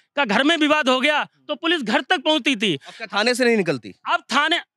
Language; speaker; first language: Hindi; native; Hindi